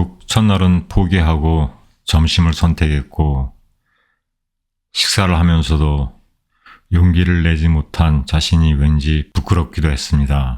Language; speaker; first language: Korean; native; Korean